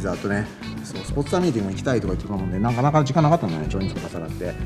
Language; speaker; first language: Japanese; native; Japanese